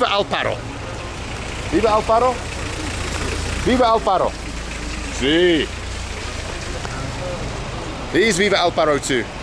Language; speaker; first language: Spanish; non-native, learner; English